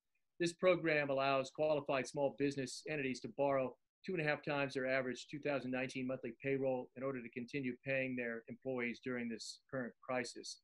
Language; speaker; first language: English; native; English